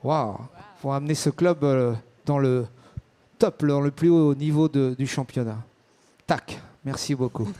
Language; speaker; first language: French; native; French